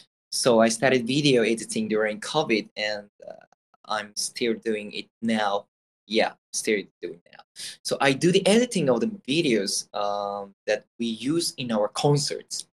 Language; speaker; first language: English; non-native, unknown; Japanese